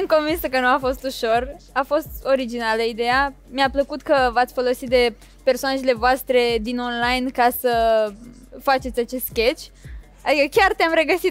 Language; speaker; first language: Romanian; native; Romanian